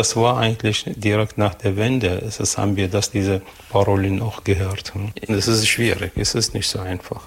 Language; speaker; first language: German; non-native, fluent; Arabic